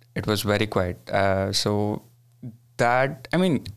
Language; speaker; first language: English; non-native, local second language; Kannada